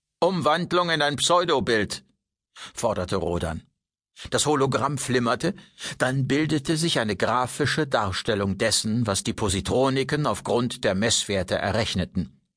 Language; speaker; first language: German; native; German